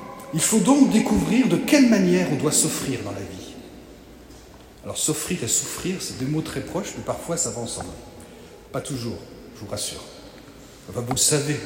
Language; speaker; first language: French; native; French